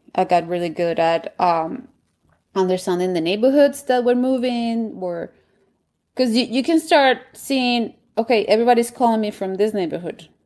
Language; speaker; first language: English; non-native, fluent; Spanish